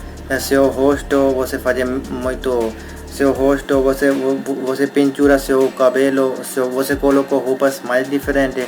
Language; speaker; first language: Portuguese; non-native, learner; Hindi